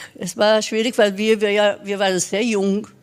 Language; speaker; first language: German; non-native, fluent; Spanish